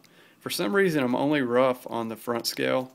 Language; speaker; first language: English; native; English